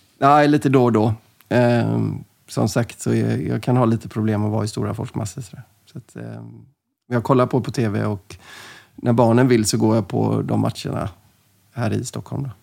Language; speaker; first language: Swedish; native; Swedish